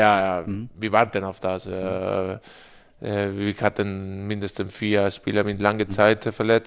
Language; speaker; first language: German; non-native, learner; Spanish